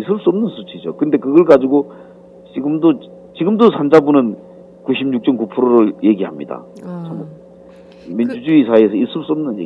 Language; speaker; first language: Korean; native; Korean